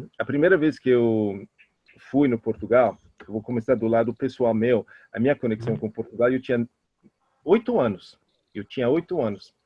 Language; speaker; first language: Portuguese; non-native, fluent; Italian